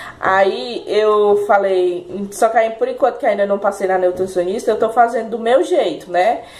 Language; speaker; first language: Portuguese; native; Portuguese